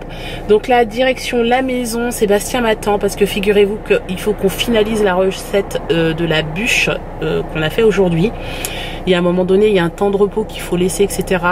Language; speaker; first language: French; native; French